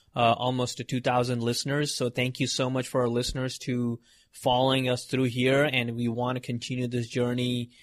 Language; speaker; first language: English; non-native, local second language; Hindi